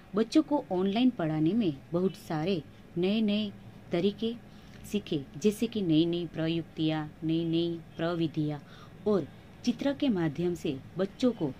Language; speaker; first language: Hindi; non-native, local second language; Gujarati